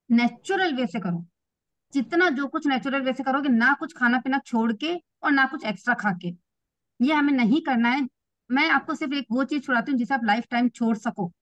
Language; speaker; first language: Hindi; native; Hindi